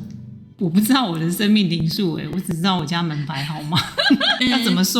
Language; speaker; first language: Chinese; native; Chinese